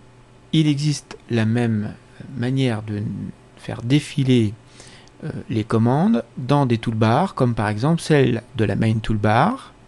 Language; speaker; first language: French; native; French